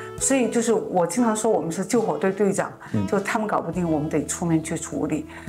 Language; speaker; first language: Chinese; native; Chinese